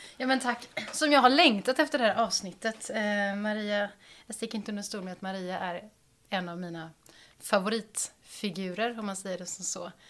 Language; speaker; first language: Swedish; native; Swedish